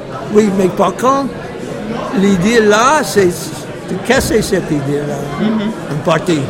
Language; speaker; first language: French; non-native, fluent; English